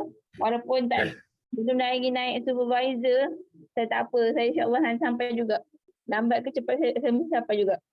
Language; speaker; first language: Malay; native; Malay